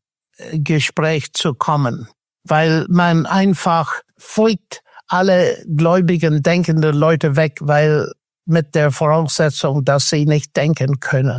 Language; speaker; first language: German; non-native, fluent; English